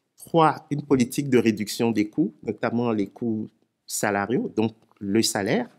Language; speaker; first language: French; non-native, local second language; Ewe